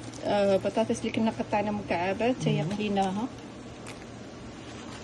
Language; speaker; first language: Arabic; native; Arabic